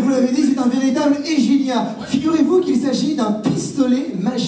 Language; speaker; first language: French; native; French